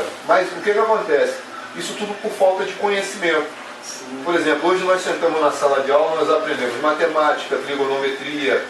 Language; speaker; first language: Portuguese; native; Portuguese